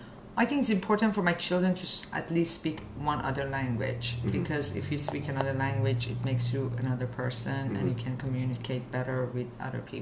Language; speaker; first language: English; non-native, fluent; Persian